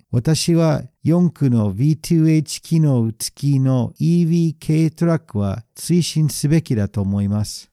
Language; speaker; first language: Japanese; non-native, fluent; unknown